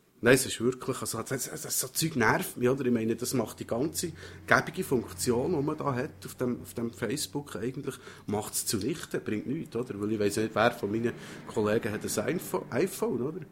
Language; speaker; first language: German; native; German